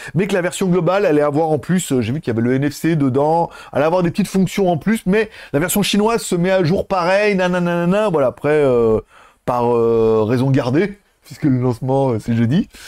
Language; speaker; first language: French; native; French